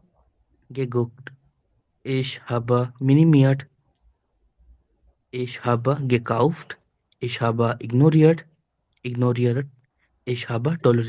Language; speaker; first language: German; non-native, learner; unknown